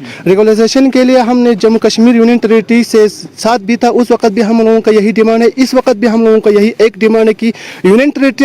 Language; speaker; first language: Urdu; non-native, local second language; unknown